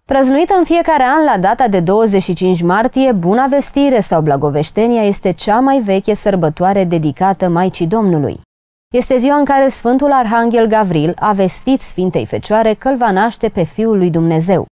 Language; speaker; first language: Romanian; native; Romanian